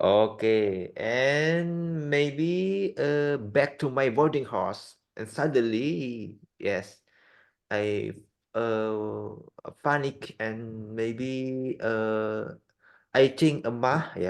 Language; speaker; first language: English; non-native, learner; Indonesian